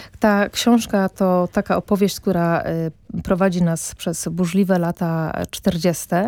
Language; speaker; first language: Polish; native; Polish